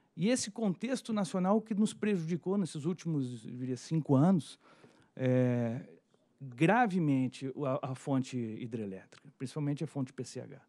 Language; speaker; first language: Portuguese; native; Portuguese